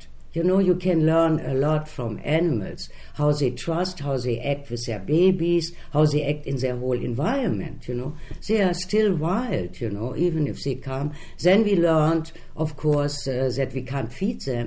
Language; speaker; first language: English; non-native, fluent; German